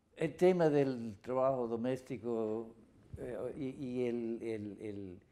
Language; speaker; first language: Spanish; non-native, fluent; English